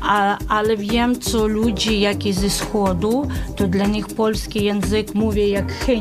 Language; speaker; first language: Polish; non-native, learner; Ukrainian